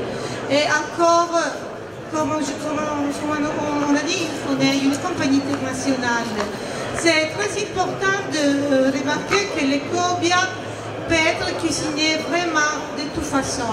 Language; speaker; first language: French; non-native, fluent; Italian